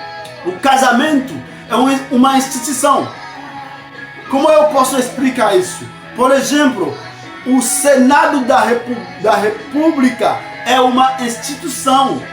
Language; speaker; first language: Portuguese; non-native, fluent; Haitian Creole